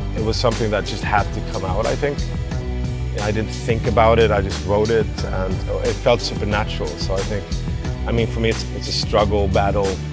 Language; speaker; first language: English; non-native, fluent; Swedish